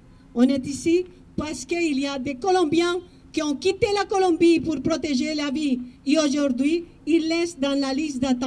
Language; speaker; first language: French; non-native, fluent; Spanish